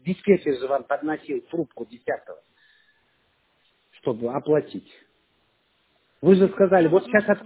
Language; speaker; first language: Russian; non-native, fluent; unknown